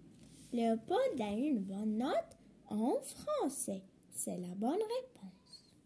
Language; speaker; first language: French; non-native, local second language; Arabic